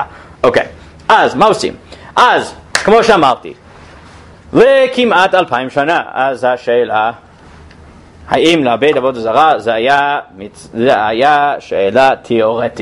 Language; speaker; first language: Hebrew; non-native, fluent; English